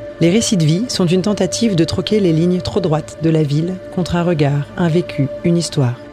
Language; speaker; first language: French; native; French